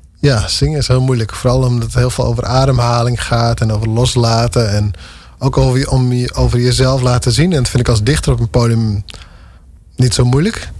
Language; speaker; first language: Dutch; non-native, local second language; Western Frisian